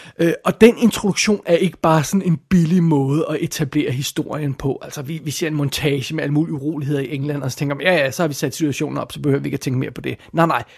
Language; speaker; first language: Danish; native; Danish